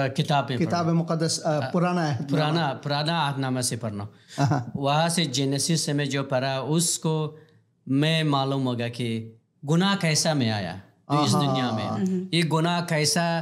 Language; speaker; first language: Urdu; non-native, learner; Pashto